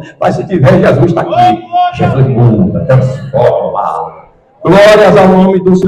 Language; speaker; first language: Portuguese; native; Portuguese